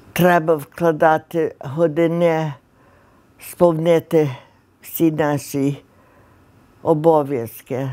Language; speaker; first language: Ukrainian; early bilingual, heritage; Ukrainian